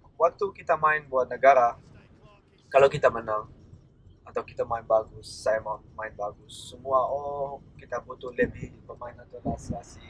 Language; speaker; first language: Indonesian; non-native, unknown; Dutch